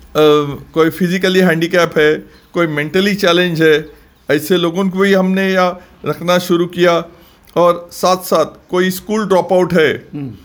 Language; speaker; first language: Hindi; non-native, local second language; Marathi